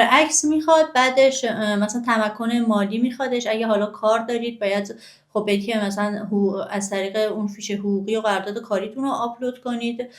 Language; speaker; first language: Persian; native; Persian